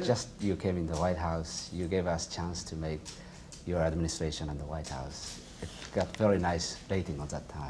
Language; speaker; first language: English; non-native, fluent; Japanese